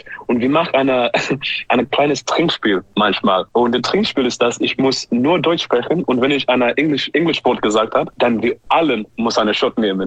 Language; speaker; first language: German; non-native, learner; English